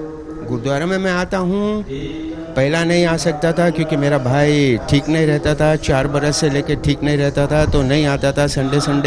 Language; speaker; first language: Hindi; non-native, local second language; Sindhi